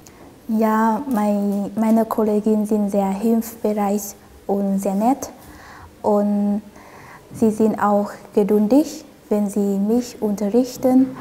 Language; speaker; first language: German; non-native, learner; Vietnamese